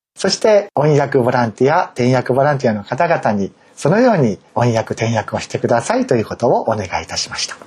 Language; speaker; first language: Japanese; native; Japanese